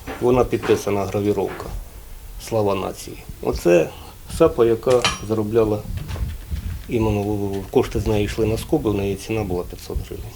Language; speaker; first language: Ukrainian; native; Ukrainian